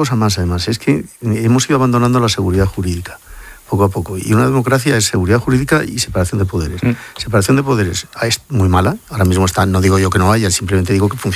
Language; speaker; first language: Spanish; native; Spanish